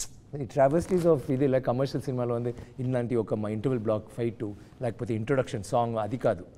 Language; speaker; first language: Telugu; non-native, learner; Tamil